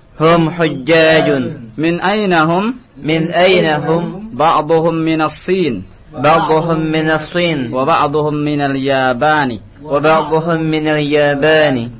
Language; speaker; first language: Arabic; non-native, fluent; Indonesian